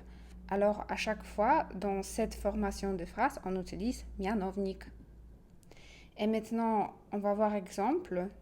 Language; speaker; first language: French; non-native, fluent; Polish